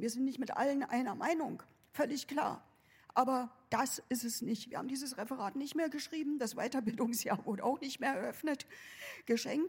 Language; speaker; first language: German; native; German